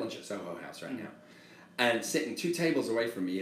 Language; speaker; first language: English; native; English